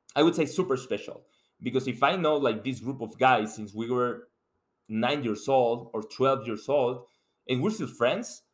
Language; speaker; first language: English; non-native, fluent; Spanish